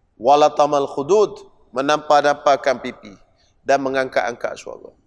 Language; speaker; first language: Malay; native; Malay